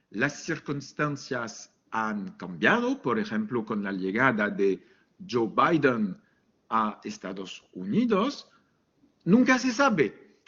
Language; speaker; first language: Spanish; non-native, fluent; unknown